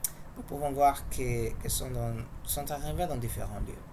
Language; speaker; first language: French; non-native, learner; Spanish